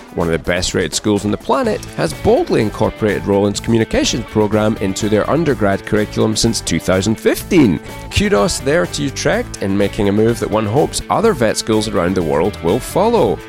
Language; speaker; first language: English; native; English